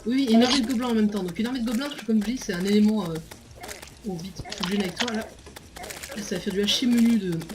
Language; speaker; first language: French; native; French